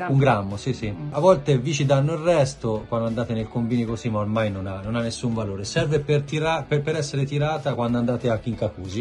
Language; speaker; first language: Italian; native; Italian